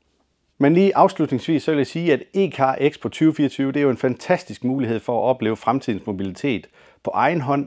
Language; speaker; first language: Danish; native; Danish